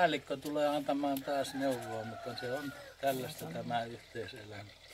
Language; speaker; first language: Finnish; native; Finnish